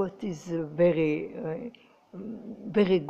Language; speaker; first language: English; non-native, learner; Croatian